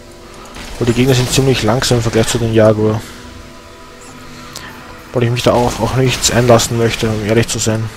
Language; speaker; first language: German; native; German